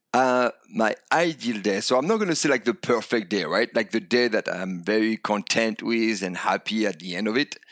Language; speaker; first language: English; non-native, fluent; French